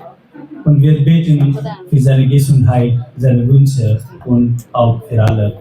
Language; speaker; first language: German; non-native, fluent; Telugu